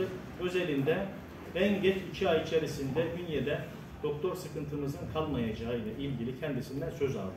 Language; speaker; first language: Turkish; native; Turkish